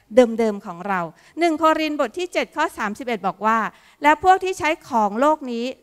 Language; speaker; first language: Thai; native; Thai